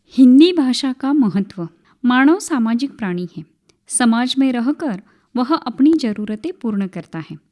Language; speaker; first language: Hindi; non-native, local second language; Marathi